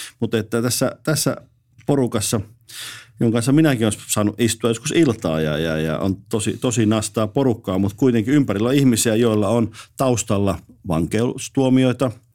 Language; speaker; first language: Finnish; native; Finnish